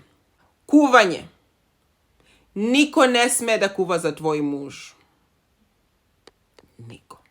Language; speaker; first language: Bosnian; non-native, learner; Zulu